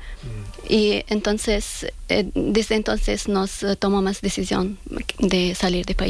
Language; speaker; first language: Spanish; non-native, fluent; Persian